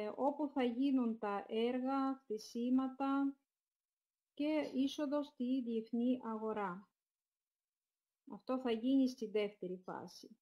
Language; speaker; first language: Greek; non-native, fluent; Russian